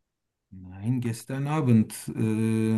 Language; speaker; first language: German; non-native, learner; Turkish